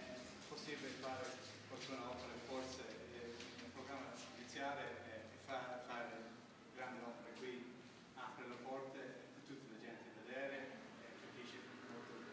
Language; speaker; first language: Italian; non-native, learner; English